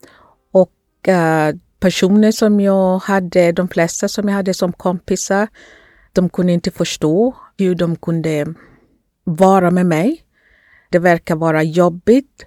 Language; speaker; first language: Swedish; non-native, fluent; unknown